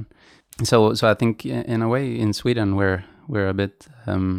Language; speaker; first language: English; non-native, fluent; Swedish